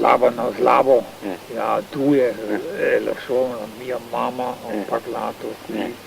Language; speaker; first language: Italian; non-native, learner; Slovenian